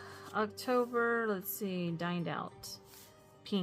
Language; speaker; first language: English; native; English